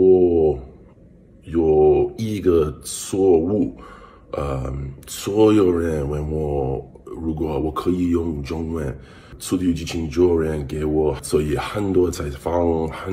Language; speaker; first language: Chinese; non-native, learner; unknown